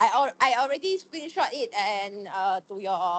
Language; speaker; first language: English; non-native, learner; Chinese